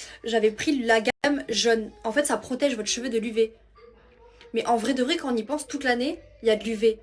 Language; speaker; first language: French; native; French